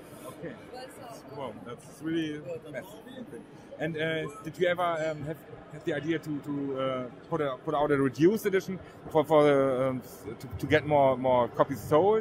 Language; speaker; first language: English; non-native, fluent; German